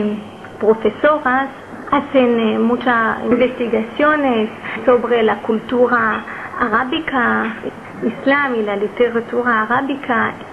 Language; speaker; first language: Spanish; non-native, learner; Hebrew